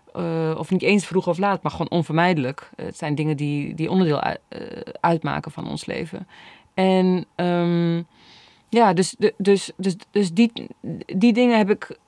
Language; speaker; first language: Dutch; early bilingual, other home language; Bosnian